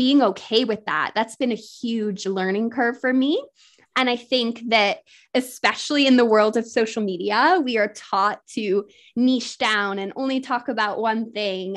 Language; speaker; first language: English; native; English